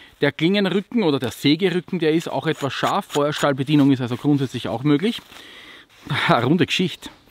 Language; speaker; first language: German; native; German